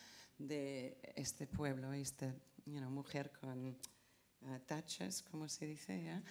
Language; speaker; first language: Spanish; non-native, fluent; English